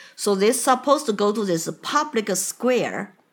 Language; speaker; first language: English; non-native, fluent; Chinese